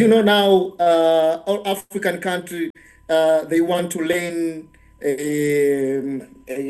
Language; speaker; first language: English; non-native, local second language; Swahili